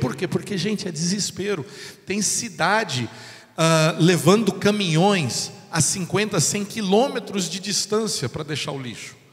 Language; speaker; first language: Portuguese; non-native, fluent; English